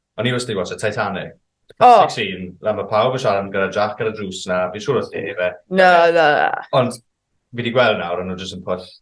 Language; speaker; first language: Welsh; native; Welsh